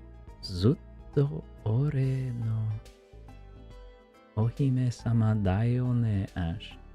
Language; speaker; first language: Japanese; non-native, learner; English